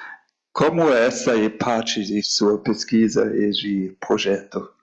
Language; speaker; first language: Portuguese; non-native, fluent; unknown